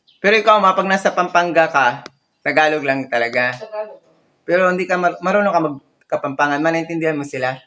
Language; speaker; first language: Filipino; non-native, local second language; Cebuano